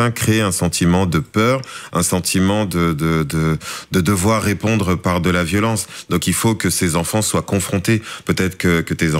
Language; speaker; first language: French; native; French